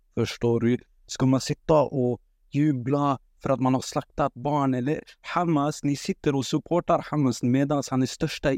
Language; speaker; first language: Swedish; early bilingual, other home language; Kurdish